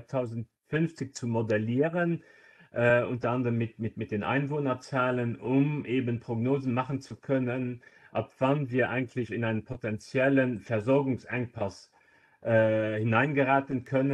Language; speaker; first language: German; non-native, local second language; Luxembourgish